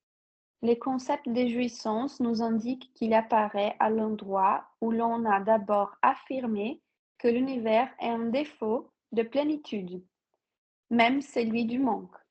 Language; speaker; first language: French; non-native, fluent; Portuguese